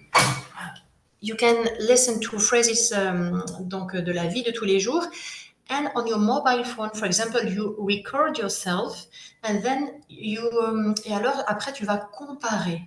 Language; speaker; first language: French; native; French